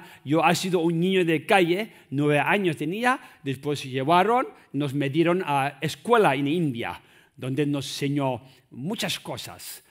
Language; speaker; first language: Spanish; non-native, learner; Tibetan